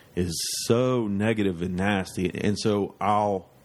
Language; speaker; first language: English; native; English